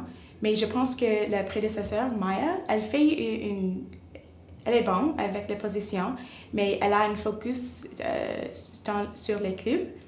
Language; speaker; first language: French; non-native, local second language; English